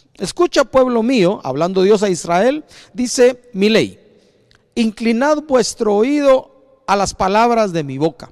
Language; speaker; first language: Spanish; native; Spanish